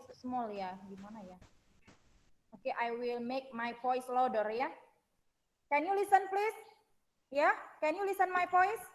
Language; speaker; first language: English; non-native, learner; Indonesian